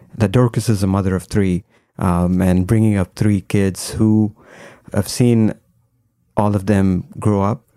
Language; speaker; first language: English; non-native, local second language; Hindi